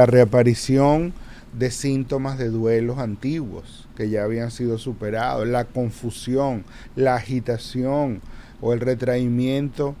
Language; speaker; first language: Spanish; native; Spanish